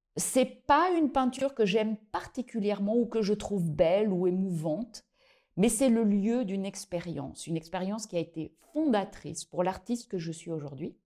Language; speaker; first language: French; native; French